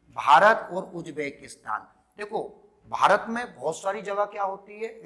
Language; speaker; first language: Hindi; non-native, local second language; Rajasthani